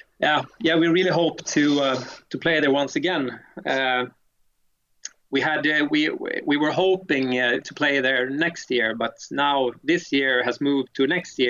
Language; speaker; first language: English; non-native, fluent; Swedish